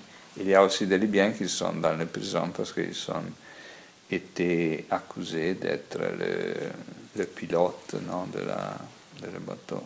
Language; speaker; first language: French; non-native, fluent; Italian